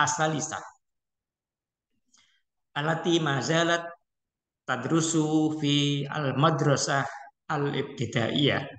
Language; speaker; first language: Arabic; non-native, fluent; Indonesian